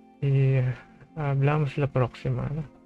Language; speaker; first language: Spanish; non-native, fluent; Filipino